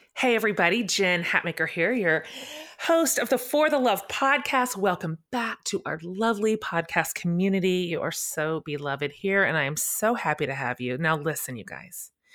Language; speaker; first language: English; native; English